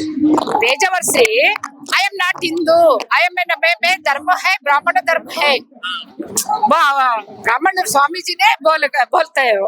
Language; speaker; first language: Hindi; non-native, local second language; Kannada